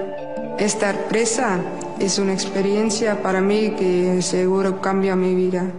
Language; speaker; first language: Spanish; non-native, learner; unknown